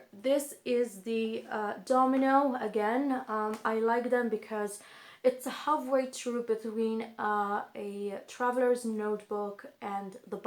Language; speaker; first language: English; non-native, fluent; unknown